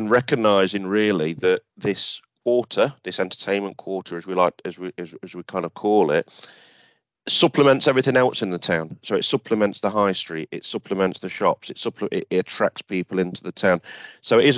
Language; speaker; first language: English; native; English